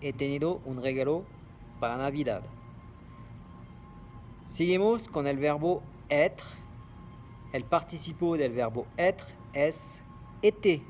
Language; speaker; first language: Spanish; non-native, fluent; French